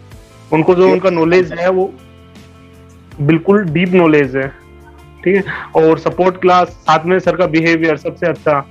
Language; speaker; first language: Hindi; native; Hindi